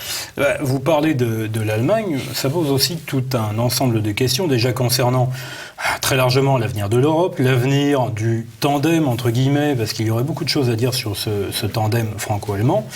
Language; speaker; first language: French; native; French